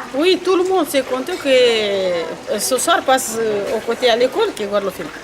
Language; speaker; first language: French; non-native, learner; Romanian